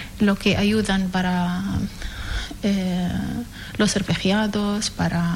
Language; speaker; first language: Spanish; non-native, learner; Arabic